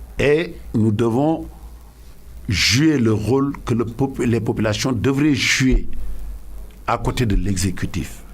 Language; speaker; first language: French; non-native, local second language; Wolof